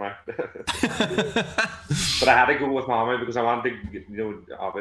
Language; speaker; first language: English; native; English